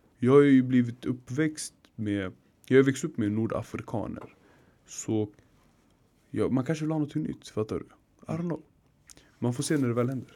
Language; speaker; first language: Swedish; early bilingual, other home language; Arabic